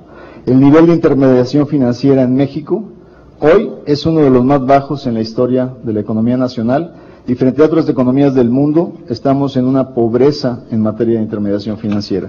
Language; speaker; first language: Spanish; native; Spanish